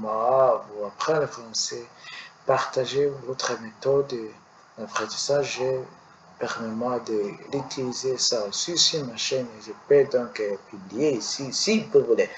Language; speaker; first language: French; non-native, learner; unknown